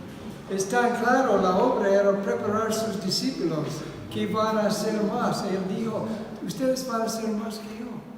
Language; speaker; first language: Spanish; non-native, fluent; English